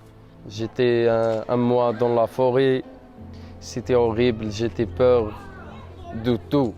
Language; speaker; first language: French; non-native, learner; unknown